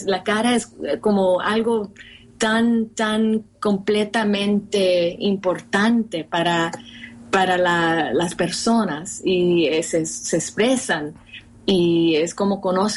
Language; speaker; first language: Spanish; early bilingual, heritage; Spanish